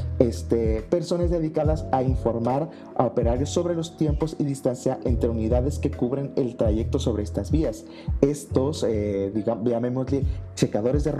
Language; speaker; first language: Spanish; native; Spanish